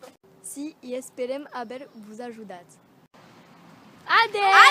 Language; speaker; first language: Catalan; non-native, local second language; French